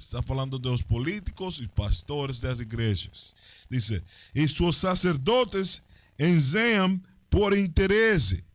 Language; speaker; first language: Portuguese; non-native, learner; Spanish